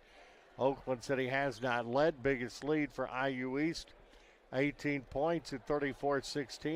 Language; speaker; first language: English; native; English